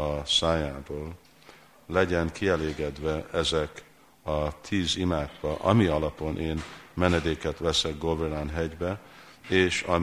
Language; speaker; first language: Hungarian; early bilingual, heritage; Hungarian